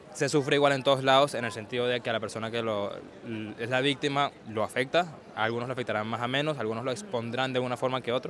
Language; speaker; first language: Spanish; native; Spanish